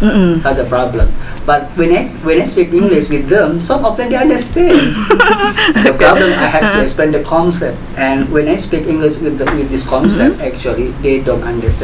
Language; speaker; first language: English; non-native, learner; Indonesian